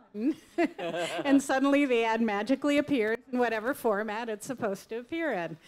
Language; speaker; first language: English; native; English